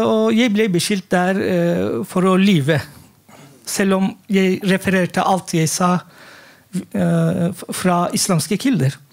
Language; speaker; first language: Norwegian; non-native, fluent; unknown